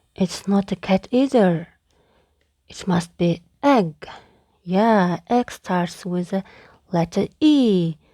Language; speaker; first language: English; non-native, fluent; Kazakh